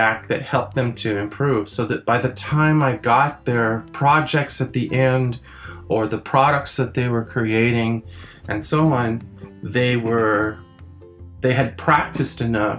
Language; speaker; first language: English; early bilingual, other home language; French